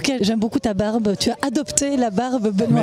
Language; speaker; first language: French; native; French